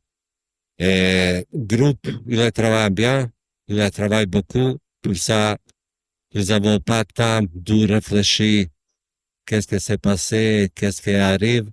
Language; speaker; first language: French; non-native, learner; Croatian